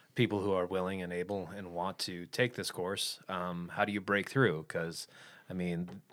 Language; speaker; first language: English; native; English